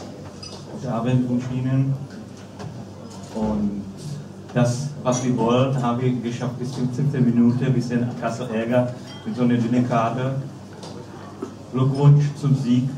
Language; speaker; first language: German; non-native, learner; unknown